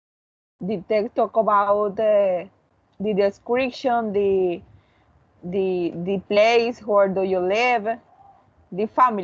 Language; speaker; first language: English; non-native, learner; Spanish